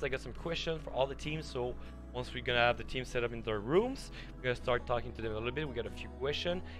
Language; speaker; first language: English; non-native, fluent; French